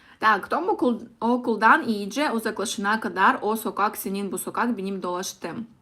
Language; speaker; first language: Turkish; non-native, learner; Russian